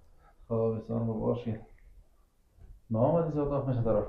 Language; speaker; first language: Persian; native; Persian